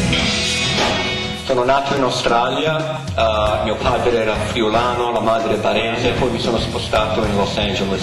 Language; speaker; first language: Italian; early bilingual, heritage; Italian